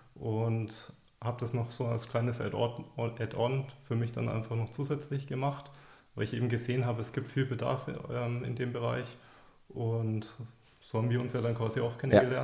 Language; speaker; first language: German; native; German